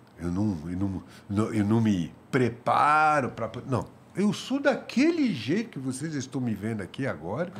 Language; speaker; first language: Portuguese; non-native, fluent; French